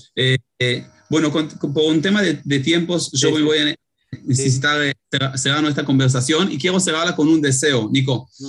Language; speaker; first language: Spanish; early bilingual, heritage; Hebrew